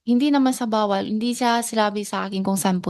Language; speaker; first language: Filipino; non-native, learner; Chinese